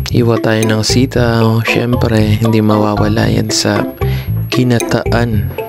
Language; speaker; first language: Filipino; non-native, local second language; Bikol